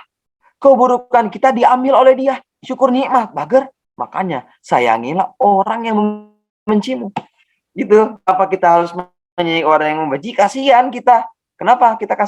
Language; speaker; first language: Indonesian; native; Indonesian